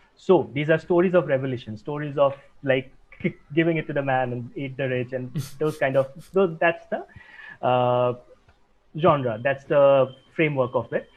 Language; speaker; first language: English; non-native, local second language; Assamese